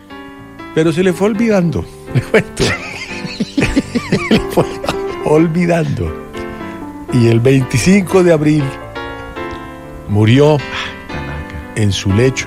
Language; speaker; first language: Spanish; native; Spanish